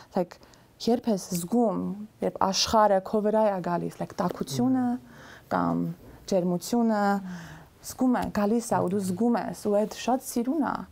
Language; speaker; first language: Armenian; native; Armenian